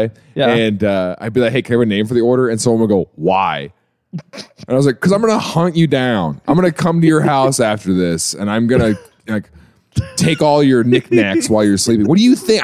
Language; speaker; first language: English; native; English